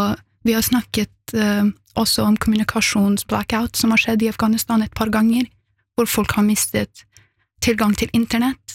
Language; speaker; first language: Norwegian; early bilingual, other home language; Persian